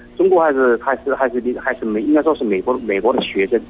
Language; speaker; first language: Chinese; native; Chinese